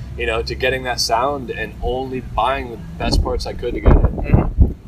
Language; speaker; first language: English; early bilingual, other home language; Italian